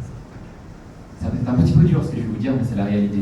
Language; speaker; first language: French; native; French